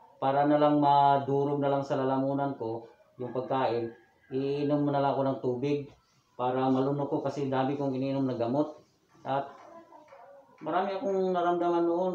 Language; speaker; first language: Filipino; non-native, local second language; Cebuano